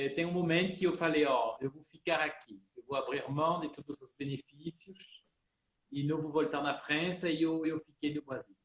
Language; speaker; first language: Portuguese; early bilingual, heritage; Portuguese